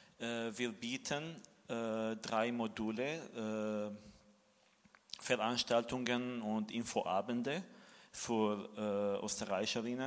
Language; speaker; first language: German; non-native, fluent; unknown